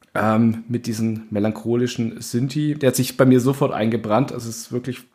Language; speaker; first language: German; native; German